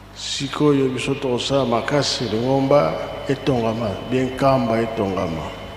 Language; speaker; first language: Lingala; non-native, local second language; Kongo